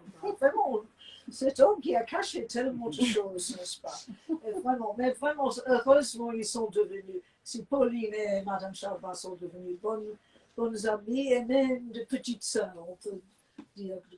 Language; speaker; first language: French; non-native, fluent; English